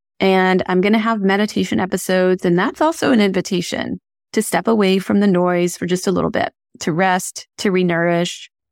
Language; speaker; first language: English; early bilingual, other home language; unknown